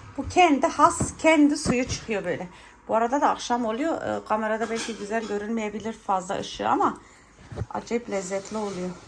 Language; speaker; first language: Turkish; early bilingual, heritage; Turkish